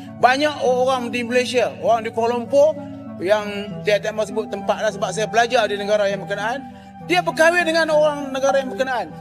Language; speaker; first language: Malay; native; Malay